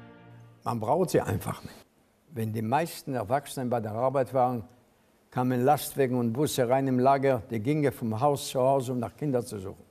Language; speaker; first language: German; non-native, fluent; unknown